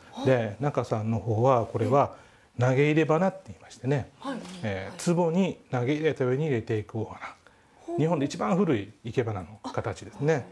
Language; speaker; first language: Japanese; native; Japanese